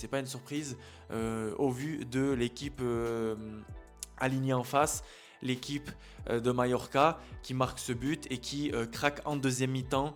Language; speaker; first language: French; native; French